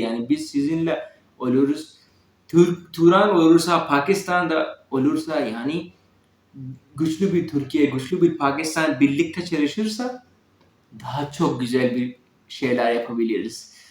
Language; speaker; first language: Turkish; non-native, learner; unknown